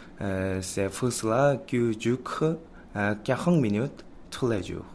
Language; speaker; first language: French; non-native, learner; Korean